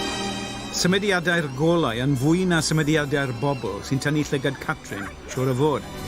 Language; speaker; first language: Welsh; native; Welsh